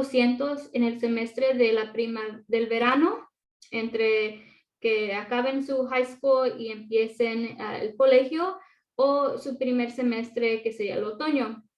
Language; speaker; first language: Spanish; early bilingual, other home language; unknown